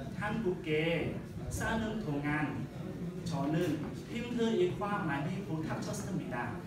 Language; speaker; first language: Korean; non-native, learner; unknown